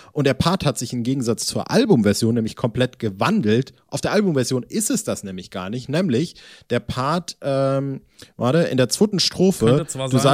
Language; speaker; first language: German; native; German